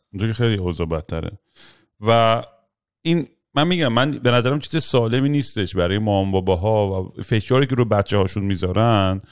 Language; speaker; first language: Persian; early bilingual, heritage; Persian